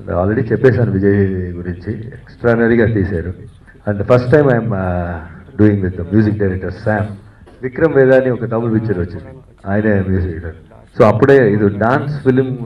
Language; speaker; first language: Telugu; non-native, fluent; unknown